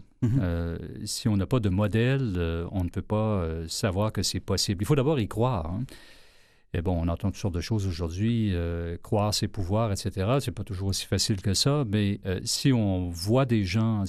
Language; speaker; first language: French; native; French